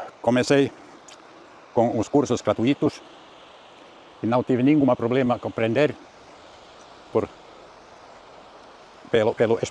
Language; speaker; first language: Portuguese; non-native, learner; Finnish